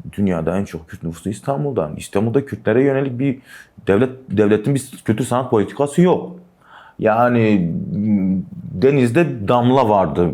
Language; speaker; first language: Turkish; non-native, local second language; Kurdish